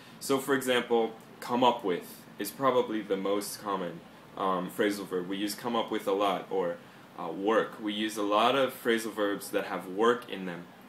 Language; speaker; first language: English; native; English